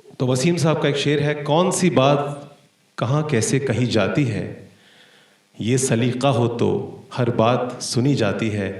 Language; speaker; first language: Hindi; native; Hindi